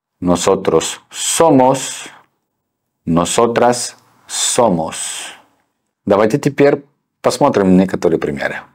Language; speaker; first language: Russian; non-native, fluent; Spanish